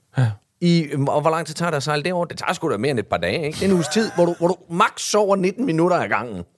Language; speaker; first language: Danish; native; Danish